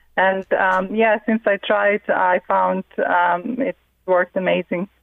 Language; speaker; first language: English; non-native, fluent; Russian